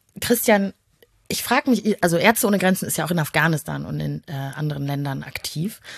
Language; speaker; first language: German; native; German